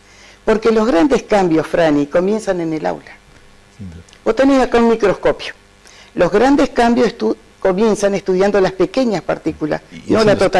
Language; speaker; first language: Spanish; native; Spanish